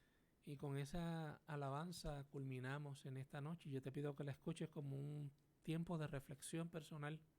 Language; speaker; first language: Spanish; native; Spanish